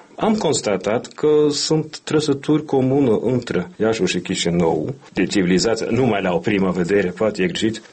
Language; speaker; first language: Romanian; non-native, fluent; Norwegian